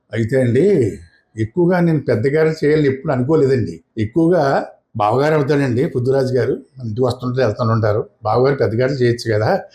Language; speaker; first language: Telugu; native; Telugu